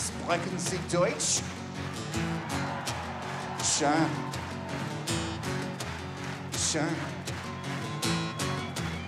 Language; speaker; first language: German; non-native, learner; English